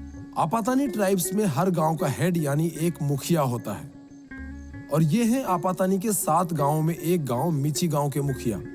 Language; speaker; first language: Hindi; native; Hindi